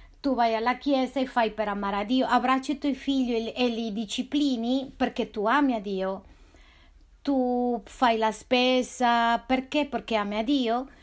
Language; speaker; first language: Italian; non-native, fluent; Spanish